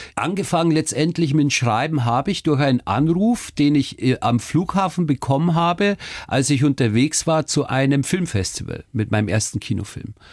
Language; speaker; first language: German; early bilingual, other home language; Turkish